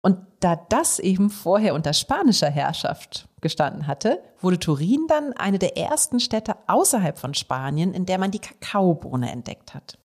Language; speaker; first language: German; native; German